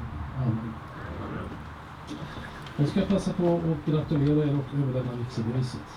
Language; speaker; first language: Swedish; native; Swedish